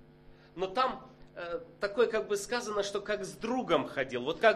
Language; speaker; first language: Polish; non-native, learner; Russian